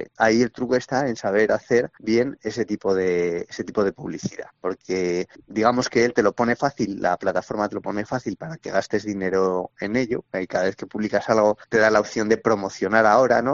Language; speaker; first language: Spanish; native; Spanish